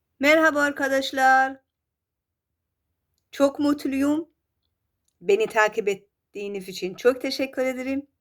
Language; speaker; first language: Turkish; non-native, fluent; Persian